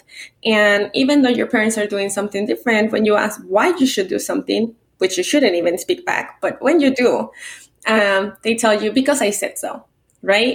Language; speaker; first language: English; non-native, fluent; Spanish